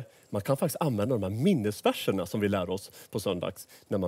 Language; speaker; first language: Swedish; native; Swedish